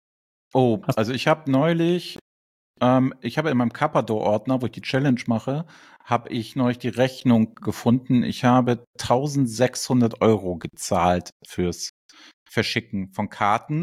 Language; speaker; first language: German; native; German